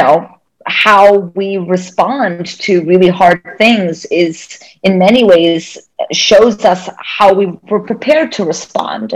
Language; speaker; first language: English; native; English